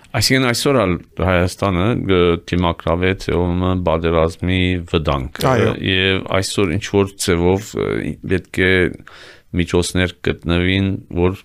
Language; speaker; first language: Armenian; early bilingual, heritage; Armenian